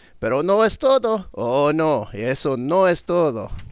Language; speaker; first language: Spanish; non-native, learner; English